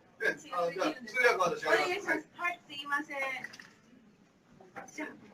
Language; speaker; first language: Japanese; non-native, fluent; Portuguese